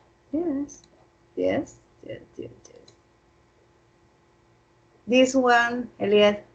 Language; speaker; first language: English; non-native, fluent; Spanish